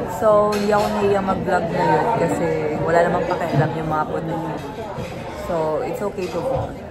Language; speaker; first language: Filipino; non-native, local second language; Cebuano